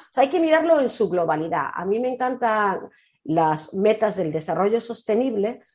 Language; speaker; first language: Spanish; native; Spanish